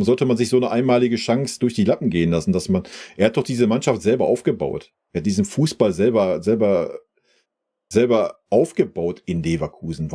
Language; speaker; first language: German; native; German